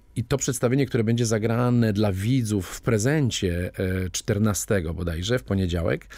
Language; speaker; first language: Polish; native; Polish